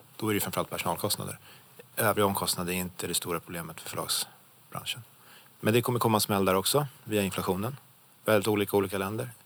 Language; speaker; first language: Swedish; native; Swedish